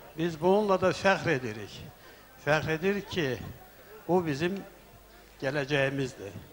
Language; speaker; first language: Azerbaijani; non-native, local second language; Avaric